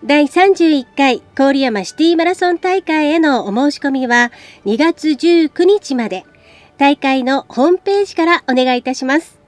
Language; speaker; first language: Japanese; native; Japanese